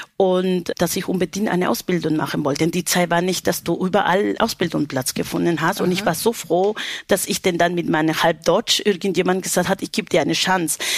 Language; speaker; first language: German; non-native, fluent; Spanish